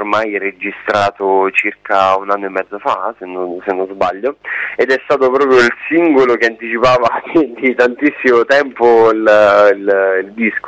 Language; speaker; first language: Italian; native; Italian